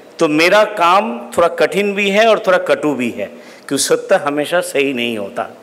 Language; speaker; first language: Hindi; non-native, local second language; Bangla